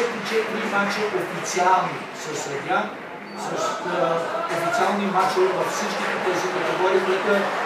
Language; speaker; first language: Bulgarian; native; Bulgarian